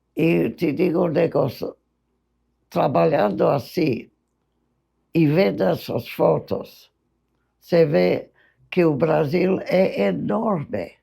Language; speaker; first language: Portuguese; non-native, fluent; English